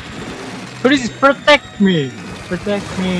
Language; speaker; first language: English; non-native, learner; Japanese